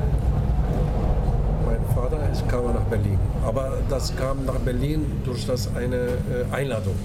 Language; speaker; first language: German; non-native, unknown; Turkish